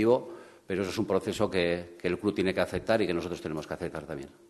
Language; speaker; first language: Spanish; native; Spanish